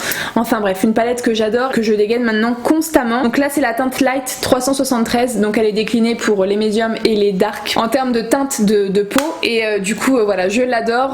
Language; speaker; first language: French; native; French